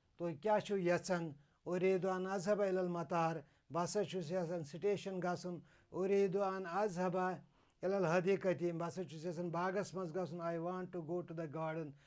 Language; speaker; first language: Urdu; non-native, local second language; Kashmiri